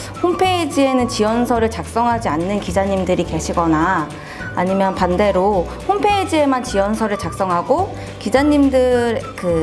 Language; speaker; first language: Korean; native; Korean